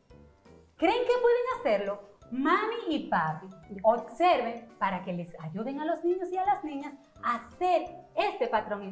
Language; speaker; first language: Spanish; native; Spanish